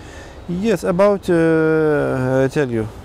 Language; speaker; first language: English; non-native, learner; Persian